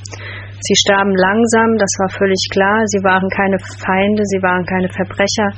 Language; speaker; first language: German; native; German